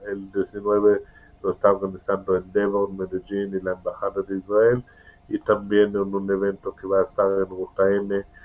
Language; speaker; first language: Spanish; non-native, learner; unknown